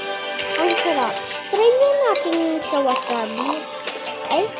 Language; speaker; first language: Filipino; non-native, local second language; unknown